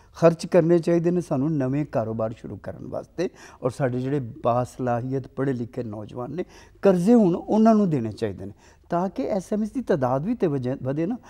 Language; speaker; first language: Punjabi; native; Punjabi